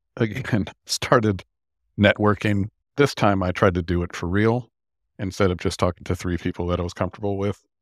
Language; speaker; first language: English; native; English